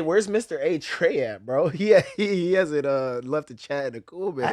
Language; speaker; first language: English; native; English